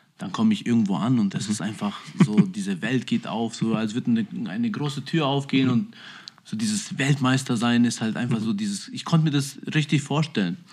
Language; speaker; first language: German; early bilingual, other home language; Albanian